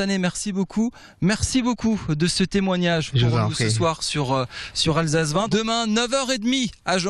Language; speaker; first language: French; native; French